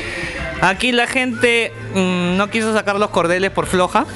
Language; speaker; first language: Spanish; native; Spanish